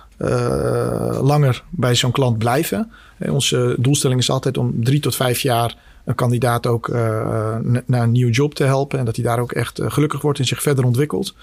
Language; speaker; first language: Dutch; early bilingual, other home language; Albanian